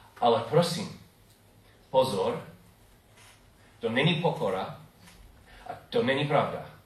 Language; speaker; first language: Czech; non-native, fluent; English